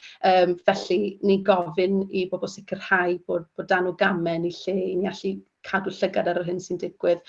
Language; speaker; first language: Welsh; native; Welsh